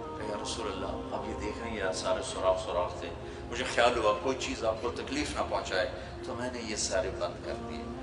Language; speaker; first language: Urdu; non-native, local second language; Punjabi